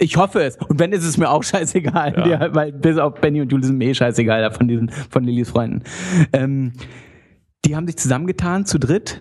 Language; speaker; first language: German; native; German